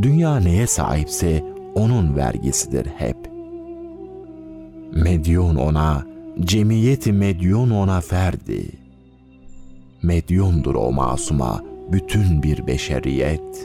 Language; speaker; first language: Turkish; native; Turkish